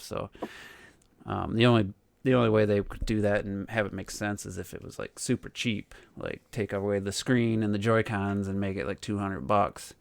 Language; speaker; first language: English; native; English